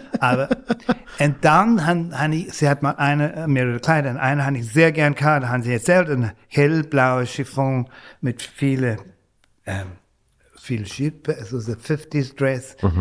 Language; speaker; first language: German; non-native, fluent; English